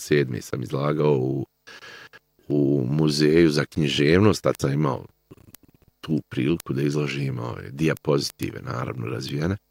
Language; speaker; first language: Bosnian; native; Bosnian